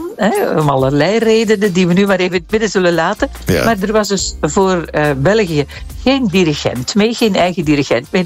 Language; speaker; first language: Dutch; native; Dutch